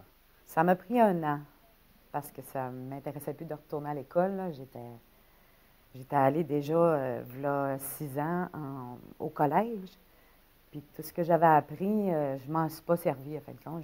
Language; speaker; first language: French; native; French